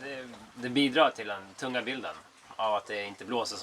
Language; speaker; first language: Swedish; native; Swedish